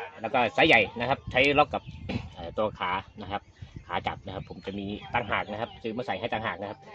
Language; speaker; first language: Thai; native; Thai